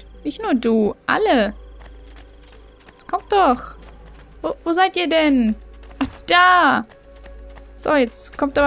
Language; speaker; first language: German; native; German